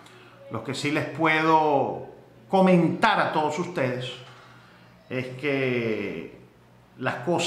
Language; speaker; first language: Spanish; native; Spanish